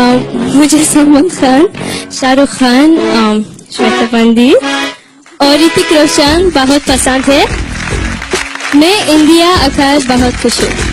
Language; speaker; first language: Hindi; non-native, learner; Tajik